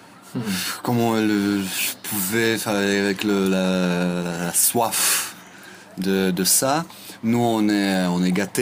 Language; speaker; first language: French; non-native, fluent; Russian